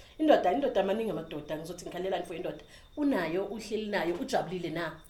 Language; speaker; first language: Zulu; native; Zulu